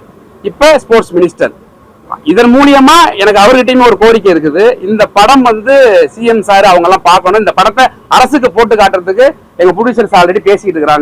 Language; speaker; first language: Tamil; native; Tamil